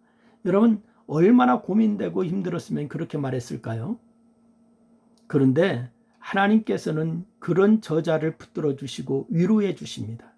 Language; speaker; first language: Korean; native; Korean